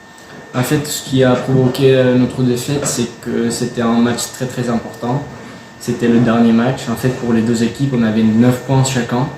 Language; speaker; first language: French; non-native, fluent; Spanish